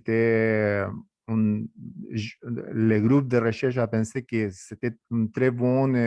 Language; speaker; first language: French; non-native, fluent; Spanish